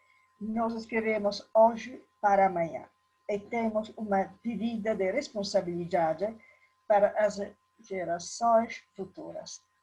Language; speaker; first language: Portuguese; non-native, learner; Italian